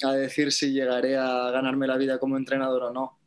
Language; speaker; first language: Spanish; native; Spanish